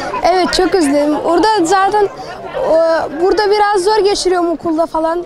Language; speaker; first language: Turkish; non-native, learner; Arabic